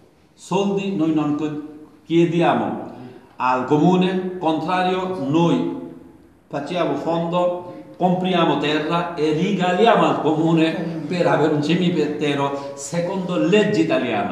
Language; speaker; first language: Italian; non-native, learner; Bangla